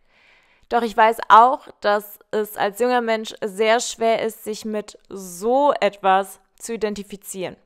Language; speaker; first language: German; native; German